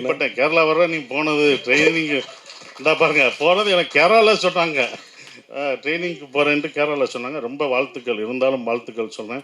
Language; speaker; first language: Tamil; native; Tamil